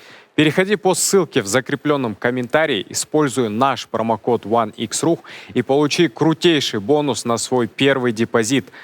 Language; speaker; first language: Russian; non-native, local second language; Kazakh